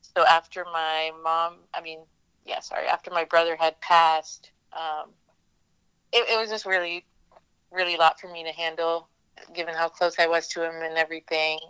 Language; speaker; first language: English; native; English